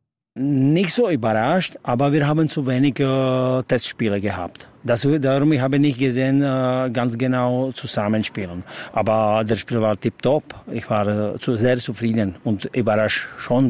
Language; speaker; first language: German; non-native, fluent; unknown